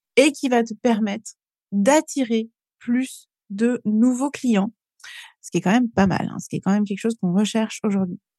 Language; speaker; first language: French; native; French